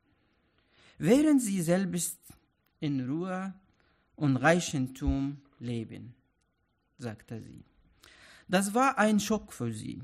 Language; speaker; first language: German; non-native, fluent; Arabic